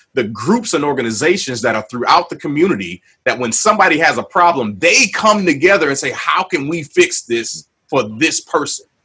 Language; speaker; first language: English; native; English